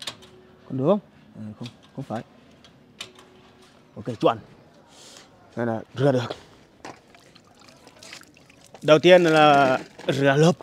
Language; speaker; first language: Vietnamese; non-native, learner; Portuguese